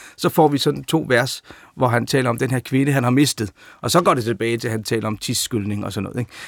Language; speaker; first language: Danish; native; Danish